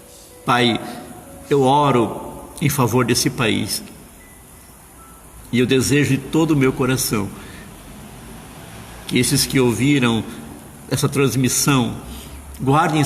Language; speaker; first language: Portuguese; native; Portuguese